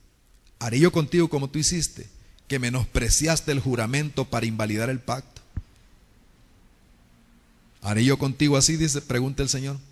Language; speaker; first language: Spanish; native; Spanish